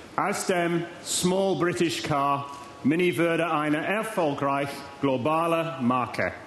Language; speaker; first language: German; non-native, fluent; English